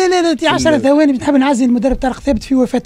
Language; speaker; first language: Arabic; native; Arabic